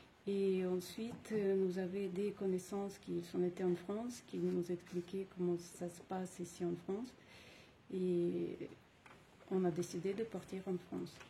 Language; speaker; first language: French; non-native, fluent; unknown